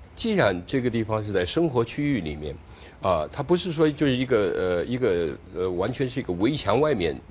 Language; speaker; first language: Chinese; native; Chinese